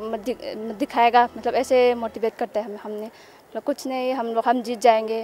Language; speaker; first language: Hindi; non-native, local second language; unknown